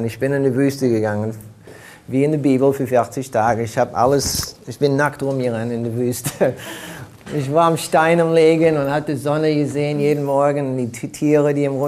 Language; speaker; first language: German; early bilingual, heritage; German